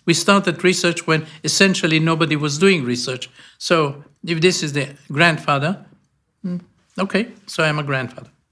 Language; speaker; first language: English; non-native, fluent; Bulgarian